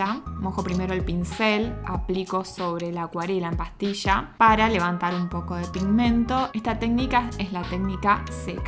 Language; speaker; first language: Spanish; native; Spanish